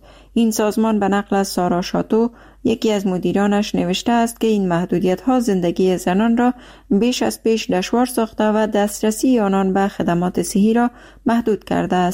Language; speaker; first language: Persian; native; Persian